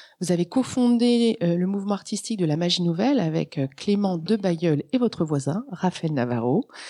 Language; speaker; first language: French; native; French